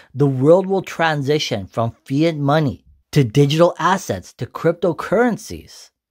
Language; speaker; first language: English; native; English